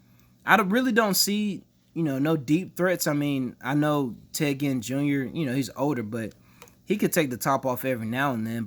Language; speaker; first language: English; native; English